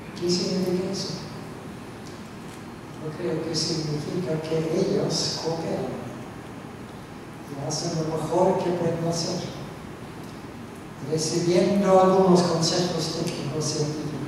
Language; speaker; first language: Spanish; non-native, fluent; Norwegian